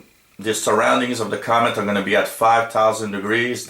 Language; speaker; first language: English; non-native, local second language; French